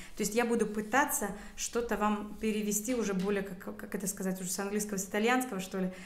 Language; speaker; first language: Russian; native; Russian